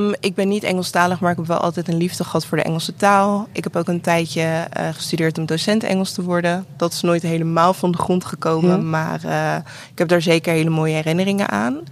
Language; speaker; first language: Dutch; native; Dutch